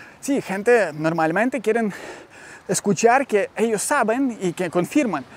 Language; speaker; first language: Spanish; non-native, learner; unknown